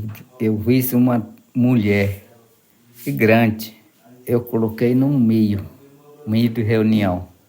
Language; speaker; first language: Portuguese; non-native, local second language; Yanomámi